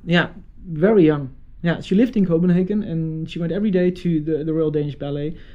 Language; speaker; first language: English; non-native, fluent; Dutch